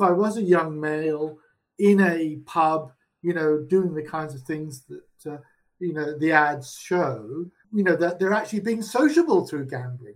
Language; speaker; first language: English; native; English